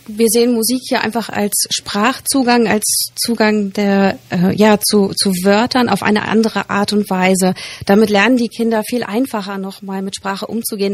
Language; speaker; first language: German; native; German